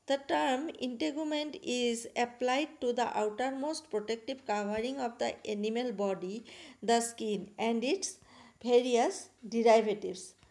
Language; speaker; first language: English; non-native, local second language; Assamese